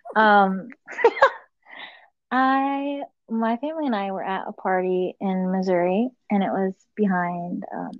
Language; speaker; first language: English; native; English